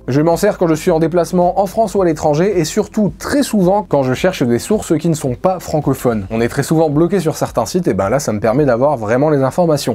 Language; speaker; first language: French; native; French